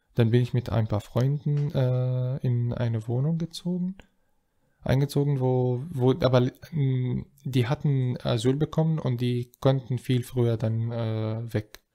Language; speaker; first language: German; non-native, fluent; Arabic